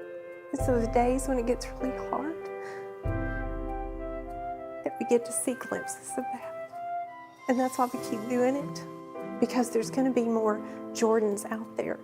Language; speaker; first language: English; native; English